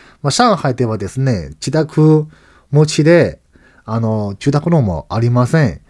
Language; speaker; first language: Japanese; non-native, fluent; Chinese